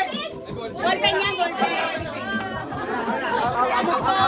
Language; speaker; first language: Filipino; native; Filipino